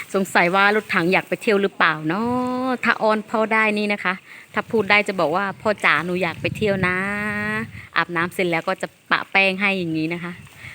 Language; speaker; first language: Thai; native; Thai